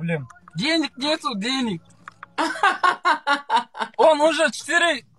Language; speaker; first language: Russian; non-native, local second language; Kazakh